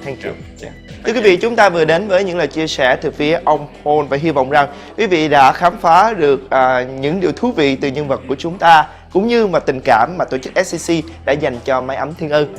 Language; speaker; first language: Vietnamese; native; Vietnamese